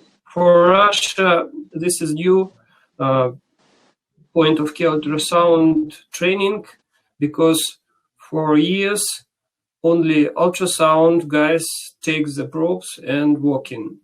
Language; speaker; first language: English; non-native, learner; Russian